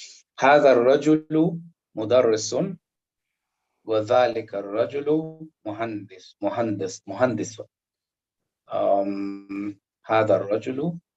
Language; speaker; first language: Arabic; non-native, learner; English